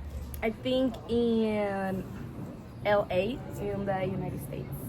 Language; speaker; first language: English; non-native, learner; Spanish